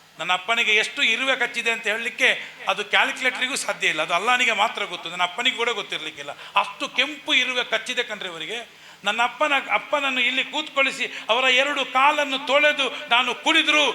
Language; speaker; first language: Kannada; non-native, local second language; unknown